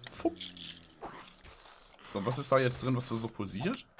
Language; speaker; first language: German; native; German